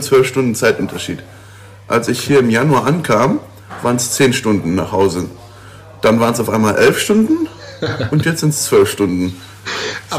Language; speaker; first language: German; non-native, local second language; Luxembourgish